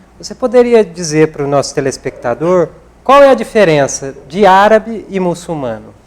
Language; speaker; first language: Portuguese; native; Portuguese